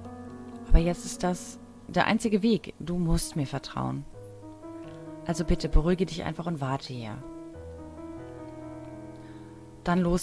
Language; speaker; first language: German; native; German